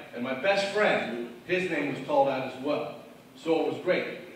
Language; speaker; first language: English; native; English